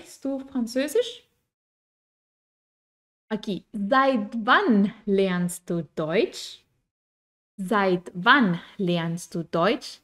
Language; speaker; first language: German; non-native, fluent; Spanish